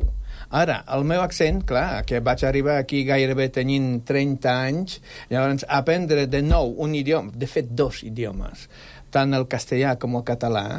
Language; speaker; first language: Catalan; non-native, fluent; Polish